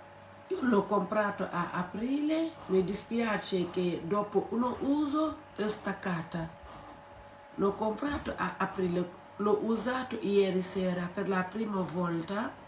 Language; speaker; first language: Italian; non-native, learner; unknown